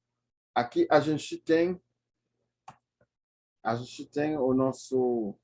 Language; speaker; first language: Portuguese; non-native, fluent; Haitian Creole